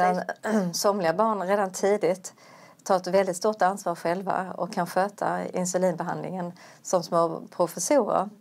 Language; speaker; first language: Swedish; native; Swedish